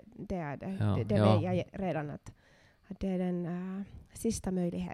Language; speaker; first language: Swedish; non-native, local second language; Finnish